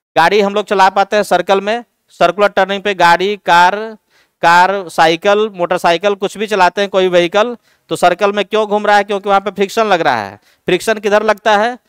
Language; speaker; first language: Hindi; native; Hindi